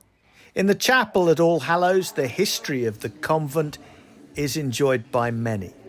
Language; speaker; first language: English; native; English